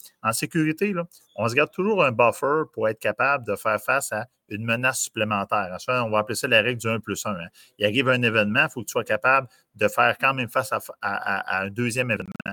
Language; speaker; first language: French; native; French